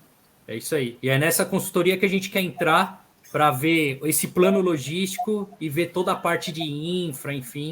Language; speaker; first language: Portuguese; native; Portuguese